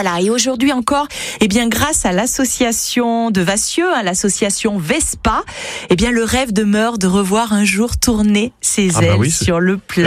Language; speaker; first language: French; native; French